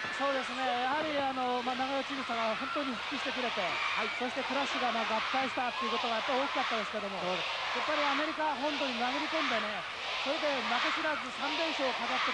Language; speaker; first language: Japanese; native; Japanese